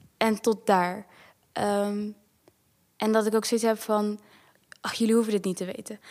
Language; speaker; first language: Dutch; early bilingual, other home language; Kinyarwanda